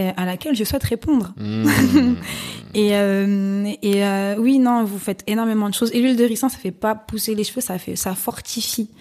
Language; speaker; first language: French; native; French